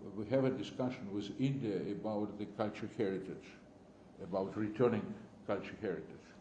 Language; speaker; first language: English; non-native, learner; Russian